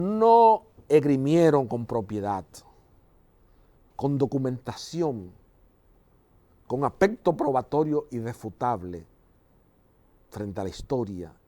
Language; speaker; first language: Spanish; native; Spanish